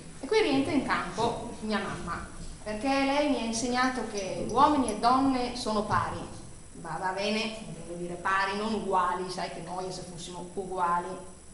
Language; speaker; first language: Italian; early bilingual, heritage; Italian